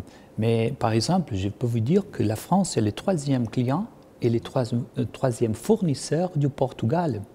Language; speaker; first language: French; non-native, fluent; Portuguese